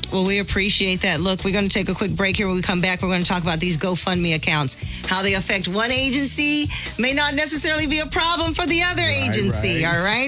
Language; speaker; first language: English; native; English